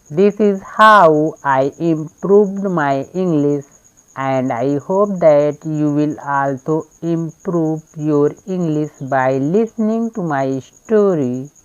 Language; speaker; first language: English; non-native, learner; Hindi